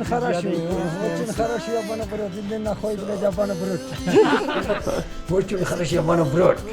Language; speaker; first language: Russian; non-native, learner; Persian